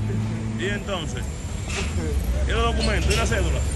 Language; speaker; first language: Spanish; native; Spanish